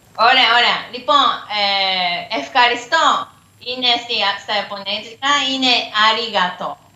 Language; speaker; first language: Greek; non-native, learner; Japanese